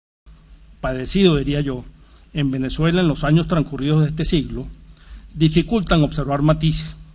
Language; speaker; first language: Spanish; native; Spanish